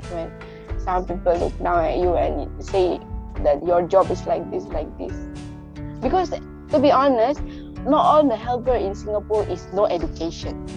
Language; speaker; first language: English; non-native, local second language; Indonesian